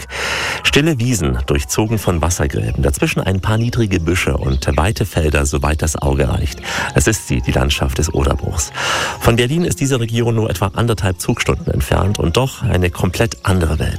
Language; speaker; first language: German; native; German